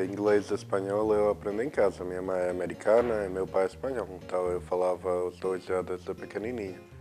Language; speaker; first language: Portuguese; non-native, fluent; Spanish